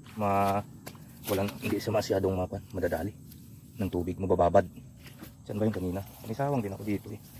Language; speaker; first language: Filipino; non-native, local second language; Iloko